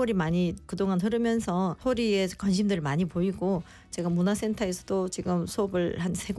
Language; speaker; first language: Korean; native; Korean